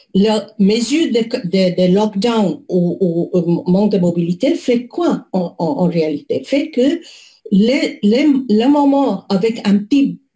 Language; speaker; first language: French; non-native, fluent; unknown